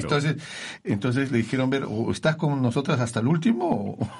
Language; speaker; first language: Spanish; native; Spanish